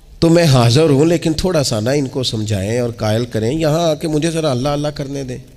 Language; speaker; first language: Urdu; non-native, local second language; Punjabi